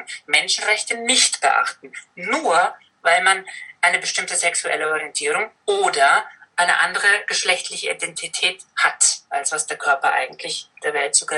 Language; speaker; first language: German; native; German